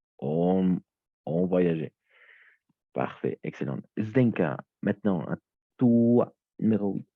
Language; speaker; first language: French; native; French